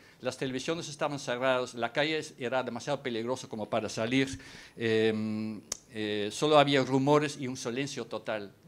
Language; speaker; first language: Spanish; non-native, fluent; Dutch